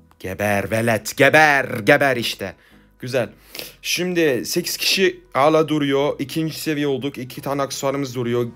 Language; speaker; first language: Turkish; early bilingual, heritage; Turkish